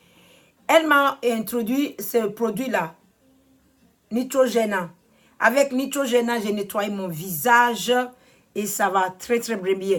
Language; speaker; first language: French; non-native, learner; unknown